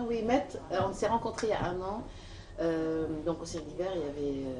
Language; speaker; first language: French; non-native, fluent; Arabic